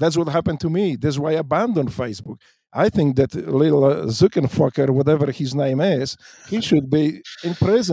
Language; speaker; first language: English; non-native, fluent; Polish